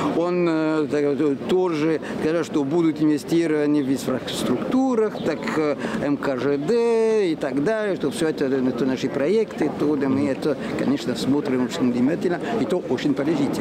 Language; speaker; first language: Russian; non-native, fluent; French